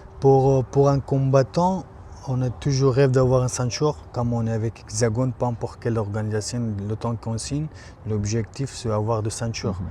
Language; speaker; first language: French; non-native, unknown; Persian